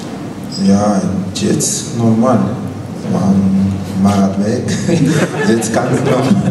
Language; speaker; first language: German; non-native, learner; Spanish